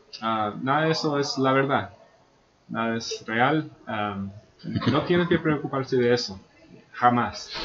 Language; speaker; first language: Spanish; non-native, fluent; English